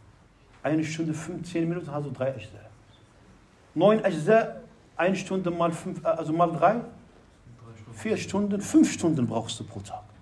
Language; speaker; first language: German; non-native, fluent; Arabic